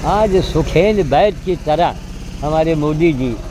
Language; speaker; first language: Hindi; native; Hindi